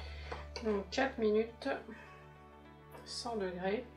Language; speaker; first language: French; native; French